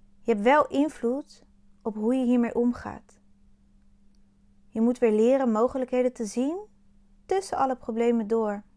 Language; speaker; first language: Dutch; native; Dutch